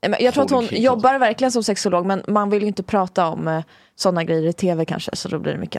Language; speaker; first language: Swedish; native; Swedish